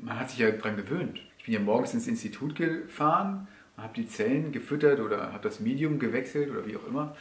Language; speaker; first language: German; native; German